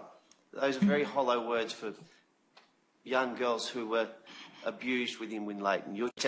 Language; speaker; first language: English; native; English